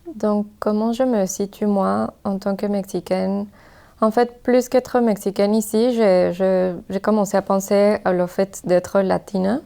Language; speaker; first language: French; non-native, fluent; Spanish